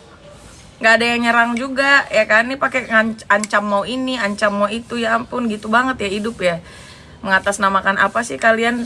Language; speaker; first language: Indonesian; native; Indonesian